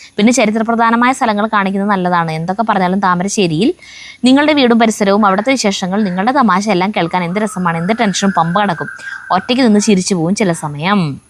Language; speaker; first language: Malayalam; native; Malayalam